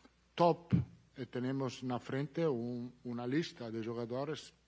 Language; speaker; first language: Portuguese; non-native, learner; Italian